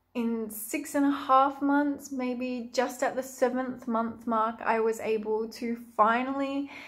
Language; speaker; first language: English; native; English